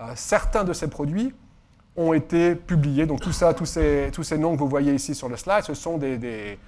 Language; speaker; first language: French; native; French